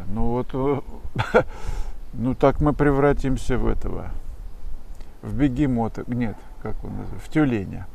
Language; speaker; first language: Russian; native; Russian